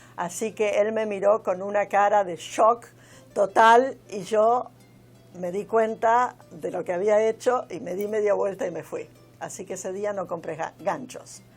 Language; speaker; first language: Spanish; native; Spanish